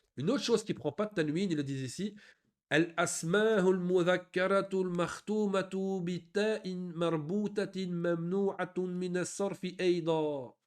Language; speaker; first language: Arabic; non-native, fluent; French